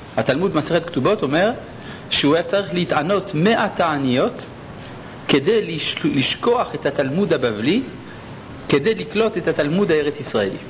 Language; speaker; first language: Hebrew; early bilingual, other home language; French